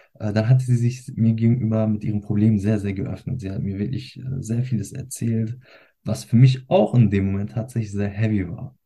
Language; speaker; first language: German; early bilingual, other home language; Turkish